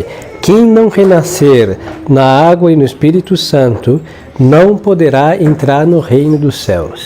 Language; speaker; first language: Portuguese; non-native, fluent; Spanish